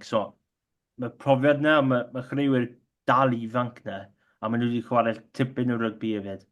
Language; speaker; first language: Welsh; non-native, local second language; English